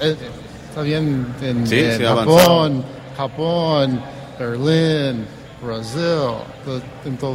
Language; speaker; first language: Spanish; early bilingual, heritage; Spanish